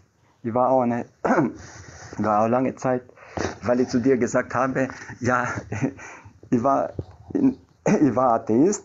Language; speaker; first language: German; non-native, learner; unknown